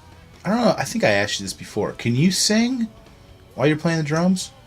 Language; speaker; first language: English; native; English